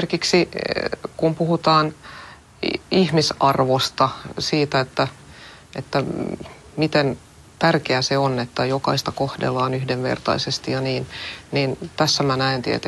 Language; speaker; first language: Finnish; non-native, local second language; Swedish